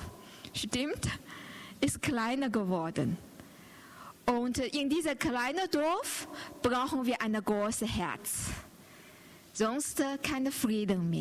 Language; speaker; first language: German; non-native, learner; Chinese